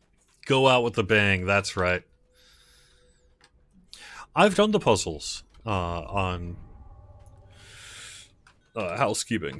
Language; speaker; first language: English; native; English